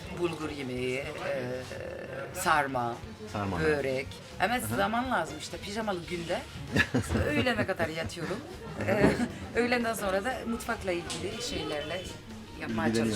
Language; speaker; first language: Turkish; early bilingual, heritage; Turkish